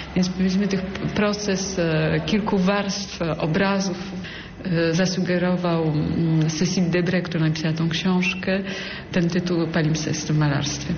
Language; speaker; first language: Polish; early bilingual, heritage; Polish